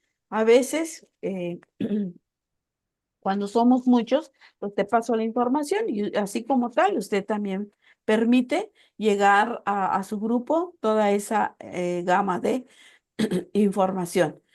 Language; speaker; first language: Spanish; native; Spanish